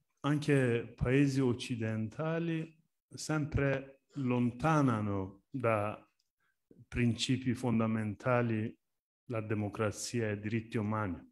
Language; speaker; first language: Italian; non-native, learner; Turkish